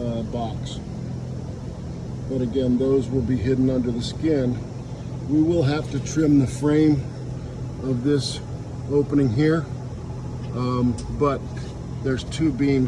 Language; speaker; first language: English; native; English